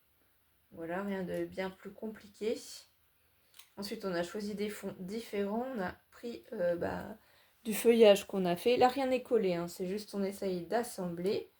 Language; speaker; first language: French; native; French